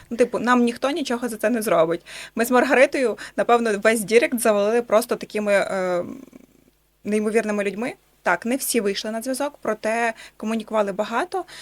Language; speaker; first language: Ukrainian; native; Ukrainian